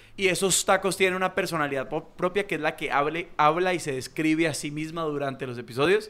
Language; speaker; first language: Spanish; native; Spanish